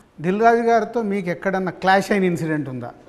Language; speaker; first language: Telugu; native; Telugu